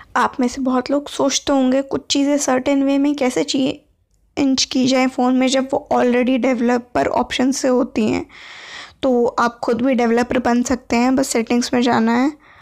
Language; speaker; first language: Hindi; native; Hindi